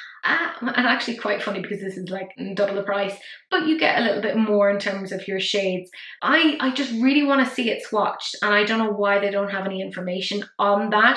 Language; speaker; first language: English; native; English